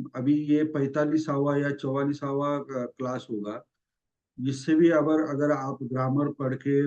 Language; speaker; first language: Hindi; non-native, local second language; Marathi